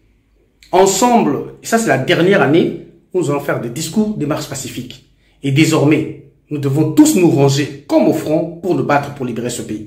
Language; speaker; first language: French; non-native, local second language; Lingala